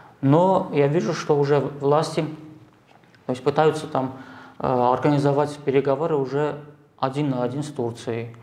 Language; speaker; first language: Russian; non-native, local second language; Armenian